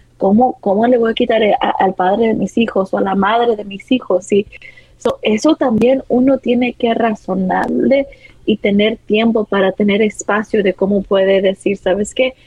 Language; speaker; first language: Spanish; early bilingual, heritage; Spanish